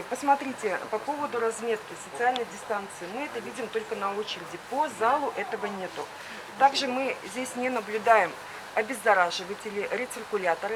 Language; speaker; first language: Russian; native; Russian